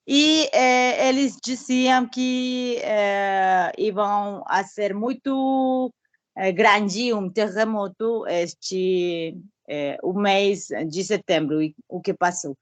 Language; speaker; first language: Portuguese; non-native, learner; Spanish